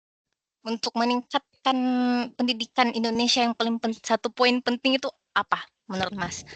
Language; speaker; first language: Indonesian; native; Indonesian